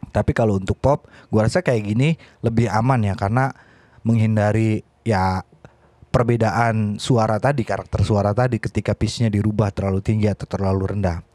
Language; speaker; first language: Indonesian; native; Indonesian